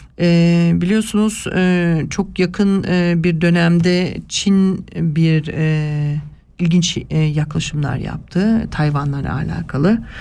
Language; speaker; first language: Turkish; early bilingual, heritage; Turkish